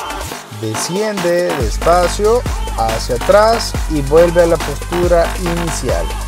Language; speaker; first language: Spanish; native; Spanish